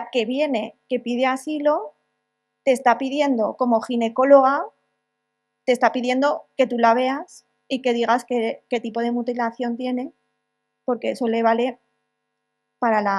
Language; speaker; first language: Spanish; native; Spanish